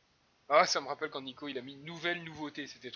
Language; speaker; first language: French; native; French